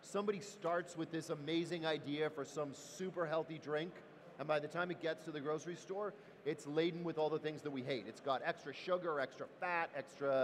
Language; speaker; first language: English; native; English